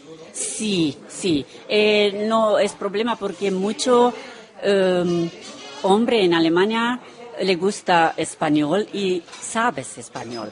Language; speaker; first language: Spanish; non-native, learner; Romanian